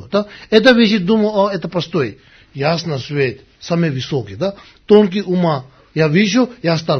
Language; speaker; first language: Russian; non-native, learner; Tibetan